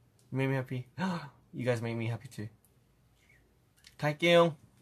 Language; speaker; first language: English; early bilingual, other home language; Korean